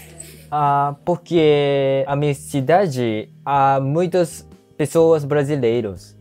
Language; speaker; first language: Portuguese; non-native, learner; Japanese